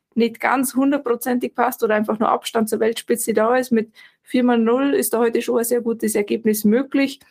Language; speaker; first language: German; native; German